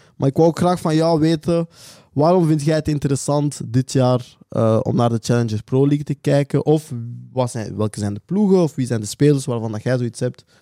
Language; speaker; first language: Dutch; native; Dutch